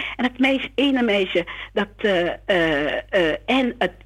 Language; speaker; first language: Dutch; non-native, local second language; Sranan Tongo